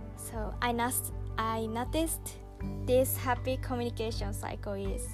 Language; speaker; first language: English; non-native, learner; Japanese